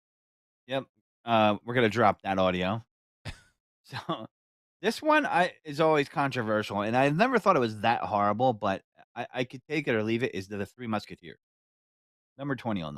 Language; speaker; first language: English; native; English